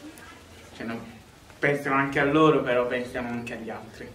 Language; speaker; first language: Italian; early bilingual, other home language; Lingala